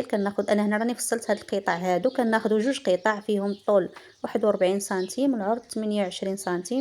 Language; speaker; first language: Arabic; native; Arabic